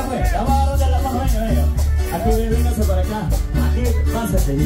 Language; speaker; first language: Spanish; native; Spanish